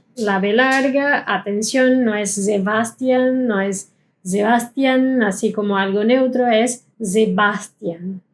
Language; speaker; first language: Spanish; non-native, fluent; German